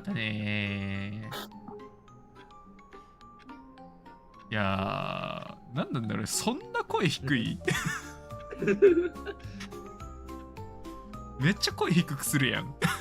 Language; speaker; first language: Japanese; native; Japanese